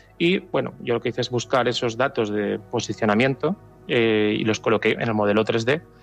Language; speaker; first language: Spanish; native; Spanish